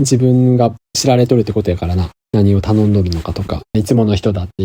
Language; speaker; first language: Japanese; native; Japanese